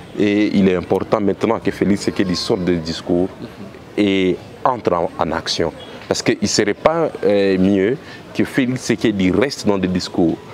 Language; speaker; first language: French; non-native, local second language; Swahili